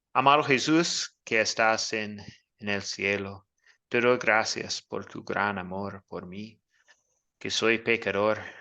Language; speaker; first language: Spanish; non-native, learner; English